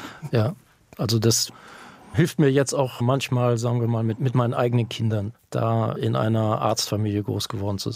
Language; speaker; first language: German; native; German